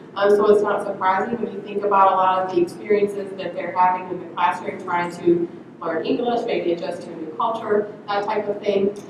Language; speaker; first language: English; native; English